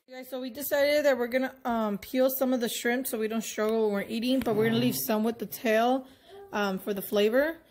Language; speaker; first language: English; early bilingual, other home language; Spanish